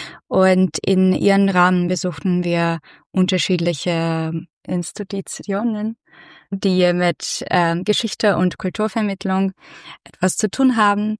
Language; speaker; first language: German; non-native, fluent; Russian